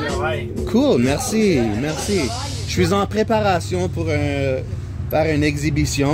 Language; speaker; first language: French; non-native, local second language; English